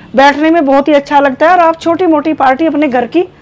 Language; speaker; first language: Hindi; native; Hindi